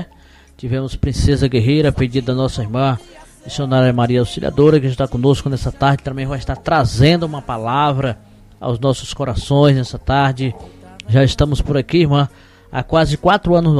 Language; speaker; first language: Portuguese; native; Portuguese